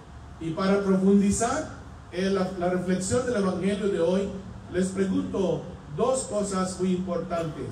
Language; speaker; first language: Spanish; non-native, fluent; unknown